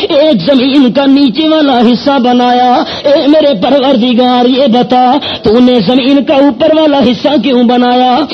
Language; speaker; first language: Urdu; non-native, local second language; Pashto